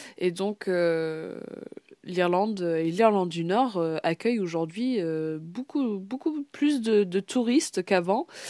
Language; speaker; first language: French; non-native, fluent; English